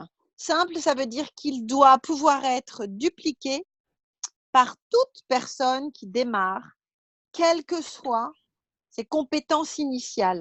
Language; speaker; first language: French; native; French